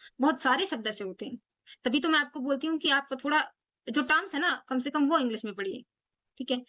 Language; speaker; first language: Hindi; native; Hindi